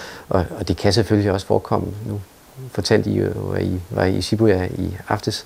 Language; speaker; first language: Danish; native; Danish